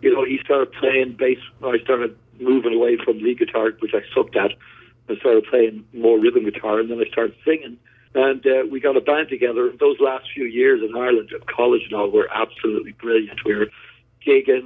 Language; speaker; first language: English; native; English